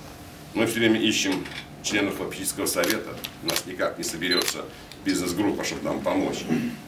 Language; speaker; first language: Russian; native; Russian